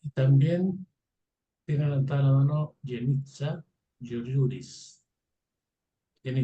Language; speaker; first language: Spanish; native; Spanish